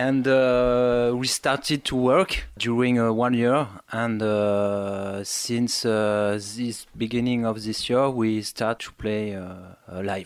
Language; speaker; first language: English; non-native, learner; French